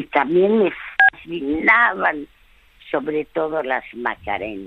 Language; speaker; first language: Spanish; non-native, fluent; French